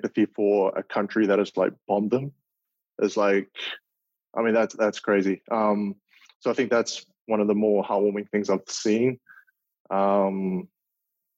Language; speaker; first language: English; native; English